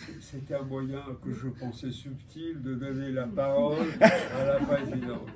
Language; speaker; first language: French; native; French